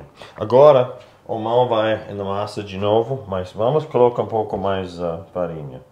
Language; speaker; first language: Portuguese; non-native, learner; English